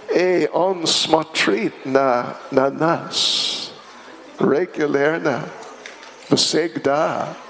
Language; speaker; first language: Russian; non-native, learner; English